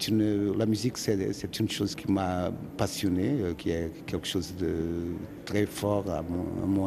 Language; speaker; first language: French; non-native, fluent; Portuguese